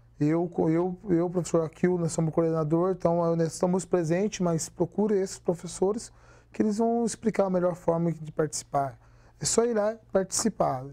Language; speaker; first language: Portuguese; native; Portuguese